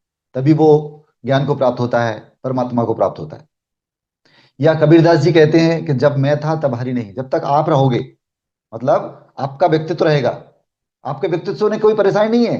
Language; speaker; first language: Hindi; native; Hindi